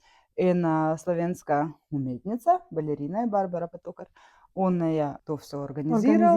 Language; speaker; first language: Slovenian; non-native, learner; Russian